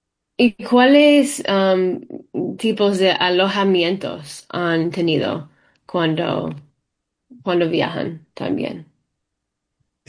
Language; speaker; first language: Spanish; non-native, learner; English